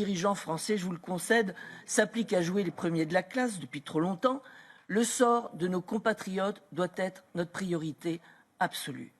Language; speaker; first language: French; native; French